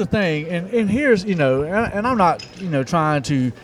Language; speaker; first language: English; native; English